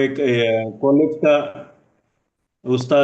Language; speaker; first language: Hindi; non-native, learner; Bangla